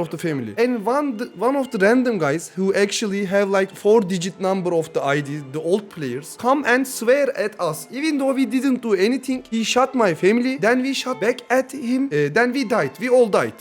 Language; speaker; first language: English; non-native, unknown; Turkish